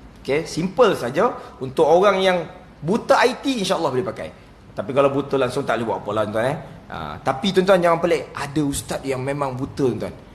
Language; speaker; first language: Malay; native; Malay